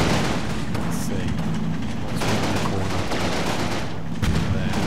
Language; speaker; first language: English; native; English